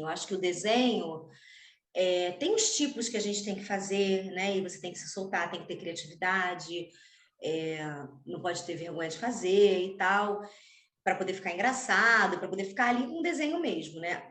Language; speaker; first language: Portuguese; native; Portuguese